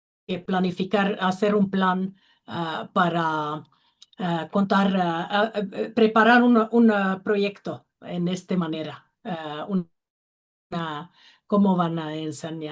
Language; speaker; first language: Spanish; non-native, learner; Finnish